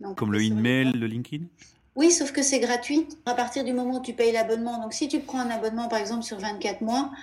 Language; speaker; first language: French; native; French